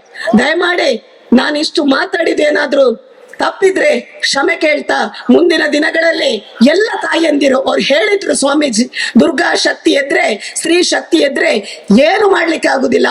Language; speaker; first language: Kannada; native; Kannada